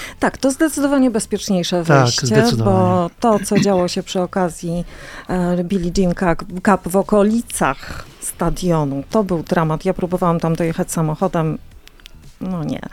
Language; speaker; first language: Polish; native; Polish